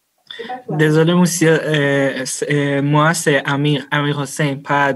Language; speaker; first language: French; non-native, learner; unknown